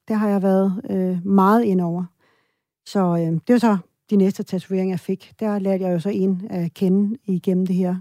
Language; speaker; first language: Danish; early bilingual, other home language; Swedish